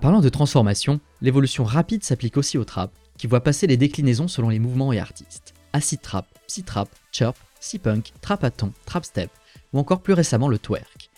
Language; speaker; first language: French; native; French